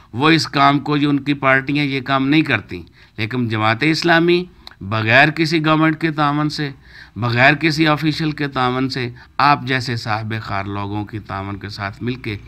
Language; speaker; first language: Urdu; non-native, local second language; Punjabi